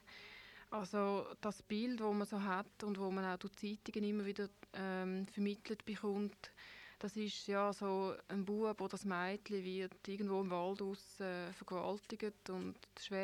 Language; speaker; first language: German; native; German